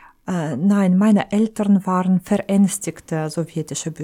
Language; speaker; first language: German; non-native, fluent; Ukrainian